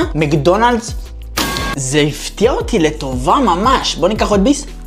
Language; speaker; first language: Hebrew; native; Hebrew